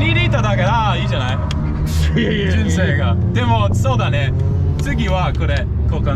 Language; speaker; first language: Japanese; non-native, learner; English